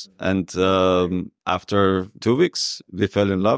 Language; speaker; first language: English; non-native, learner; Persian